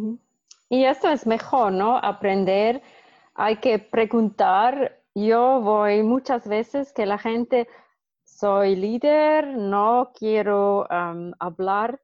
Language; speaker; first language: Spanish; non-native, learner; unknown